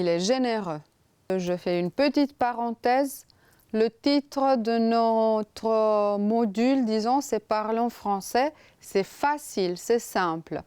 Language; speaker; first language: French; non-native, fluent; Romanian